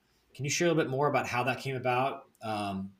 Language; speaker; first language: English; native; English